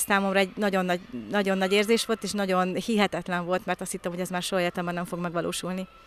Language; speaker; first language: Hungarian; early bilingual, heritage; Hungarian